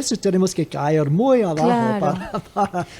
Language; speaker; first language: Spanish; non-native, fluent; English